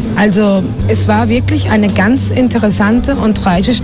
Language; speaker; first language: German; non-native, fluent; Spanish